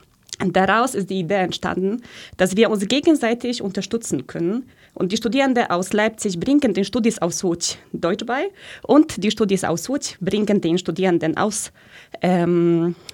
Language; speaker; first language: German; early bilingual, other home language; Polish